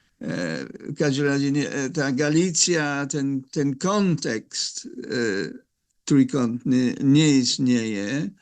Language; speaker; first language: Polish; non-native, fluent; English